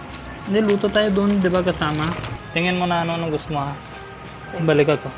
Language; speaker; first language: Filipino; non-native, learner; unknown